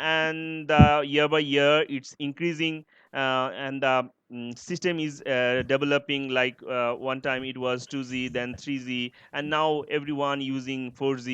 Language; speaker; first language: English; non-native, learner; Bangla